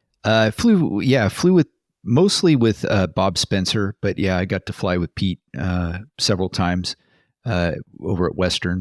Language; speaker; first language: English; native; English